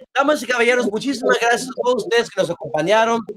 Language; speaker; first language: Spanish; early bilingual, heritage; Spanish